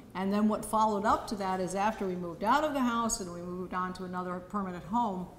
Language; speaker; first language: English; native; English